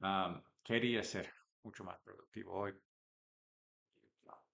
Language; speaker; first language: Spanish; non-native, learner; English